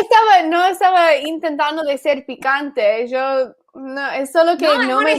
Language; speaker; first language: Spanish; non-native, fluent; English